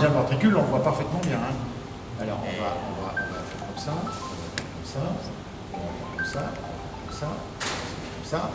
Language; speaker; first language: French; native; French